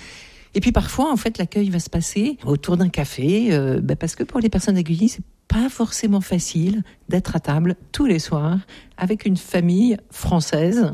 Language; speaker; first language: French; native; French